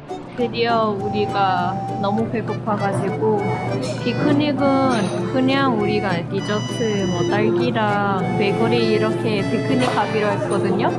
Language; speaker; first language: Korean; non-native, learner; Thai